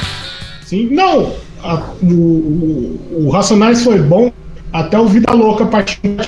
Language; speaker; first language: Portuguese; native; Portuguese